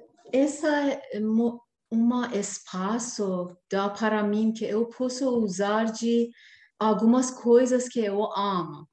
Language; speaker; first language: Portuguese; non-native, learner; Persian